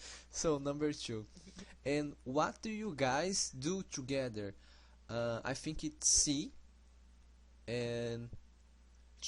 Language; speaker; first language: English; non-native, learner; Portuguese